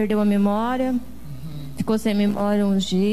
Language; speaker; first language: Portuguese; native; Portuguese